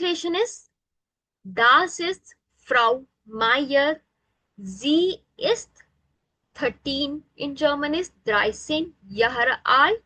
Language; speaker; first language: German; non-native, fluent; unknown